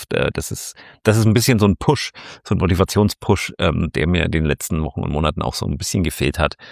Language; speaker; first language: German; native; German